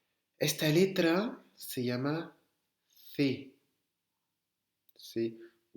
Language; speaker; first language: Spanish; non-native, fluent; French